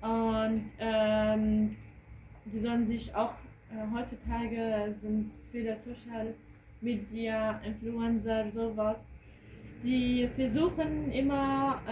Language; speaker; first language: German; early bilingual, other home language; Kurdish